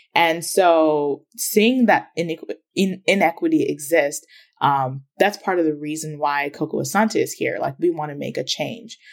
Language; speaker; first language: English; early bilingual, other home language; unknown